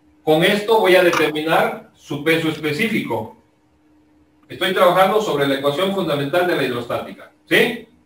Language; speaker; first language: Spanish; native; Spanish